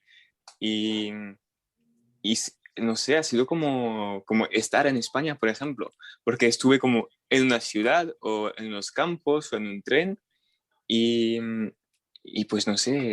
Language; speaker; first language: Spanish; non-native, fluent; French